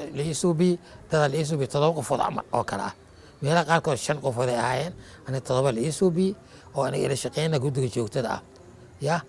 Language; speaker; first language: Somali; non-native, local second language; Maay